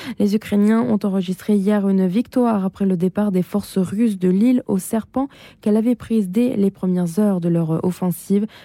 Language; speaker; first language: French; native; French